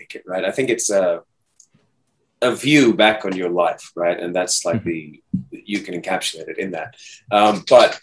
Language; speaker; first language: English; native; English